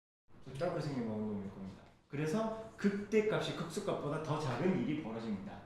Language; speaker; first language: Korean; native; Korean